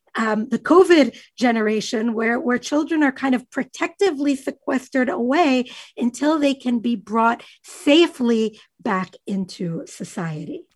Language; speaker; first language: English; native; English